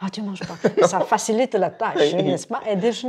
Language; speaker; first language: French; non-native, fluent; Korean